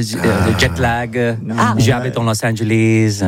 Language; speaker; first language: French; non-native, learner; English